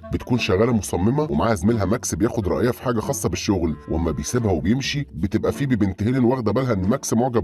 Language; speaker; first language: Arabic; native; Arabic